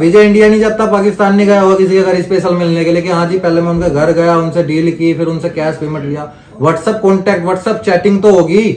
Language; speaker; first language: Hindi; native; Hindi